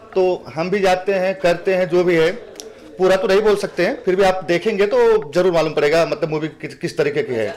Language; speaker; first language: Hindi; native; Hindi